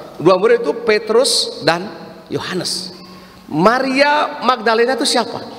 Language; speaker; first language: Indonesian; non-native, local second language; Balinese